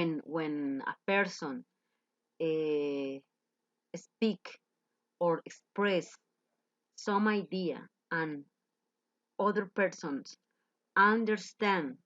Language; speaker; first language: English; non-native, learner; Spanish